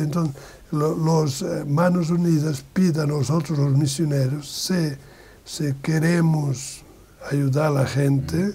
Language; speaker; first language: Spanish; non-native, learner; Portuguese